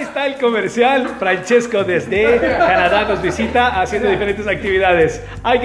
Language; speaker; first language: Spanish; native; Spanish